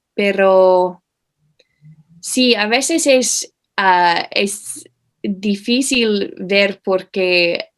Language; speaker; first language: Spanish; non-native, fluent; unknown